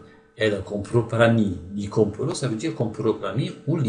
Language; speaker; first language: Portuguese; non-native, fluent; French